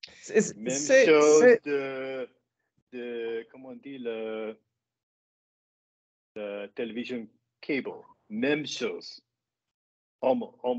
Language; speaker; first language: French; non-native, learner; English